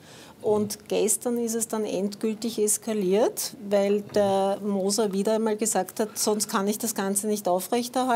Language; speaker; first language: German; native; German